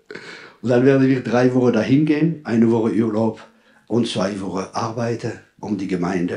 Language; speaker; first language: German; non-native, fluent; French